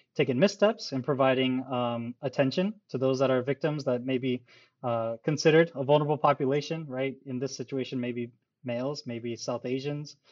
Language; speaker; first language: English; early bilingual, other home language; Urdu